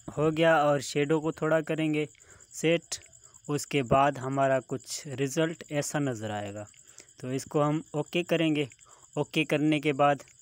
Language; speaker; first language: Urdu; non-native, local second language; Sindhi